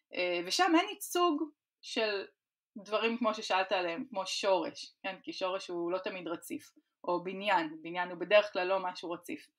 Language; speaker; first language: Hebrew; native; Hebrew